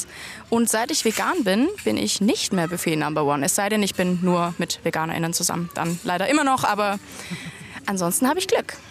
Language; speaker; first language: German; native; German